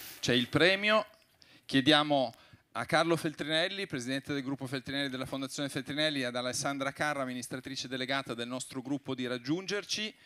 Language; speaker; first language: Italian; native; Italian